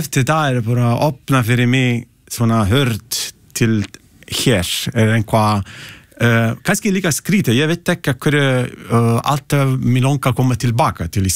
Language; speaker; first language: Icelandic; non-native, learner; Italian